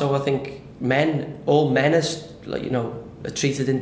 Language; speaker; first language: English; native; English